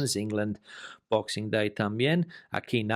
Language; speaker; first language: Spanish; non-native, fluent; English